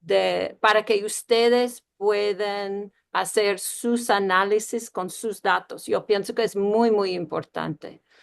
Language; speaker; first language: Spanish; non-native, fluent; English